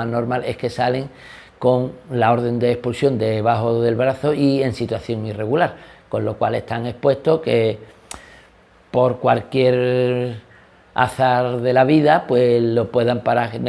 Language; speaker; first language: Spanish; native; Spanish